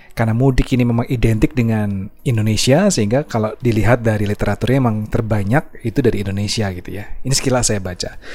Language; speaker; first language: Indonesian; native; Indonesian